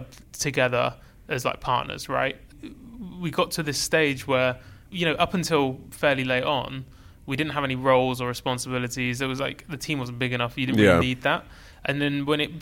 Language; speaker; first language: English; native; English